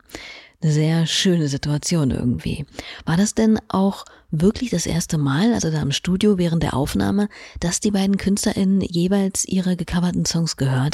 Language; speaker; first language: German; native; German